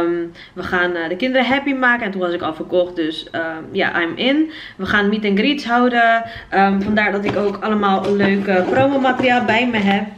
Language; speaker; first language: Dutch; native; Dutch